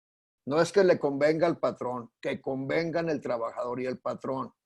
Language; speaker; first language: Spanish; native; Spanish